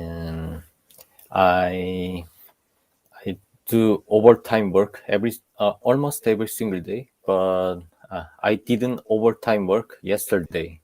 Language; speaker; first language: English; non-native, learner; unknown